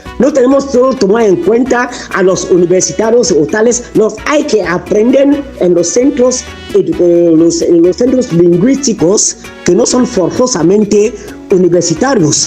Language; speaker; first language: Spanish; non-native, fluent; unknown